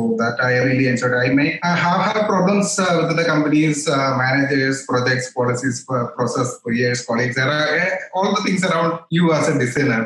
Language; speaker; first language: English; non-native, local second language; Malayalam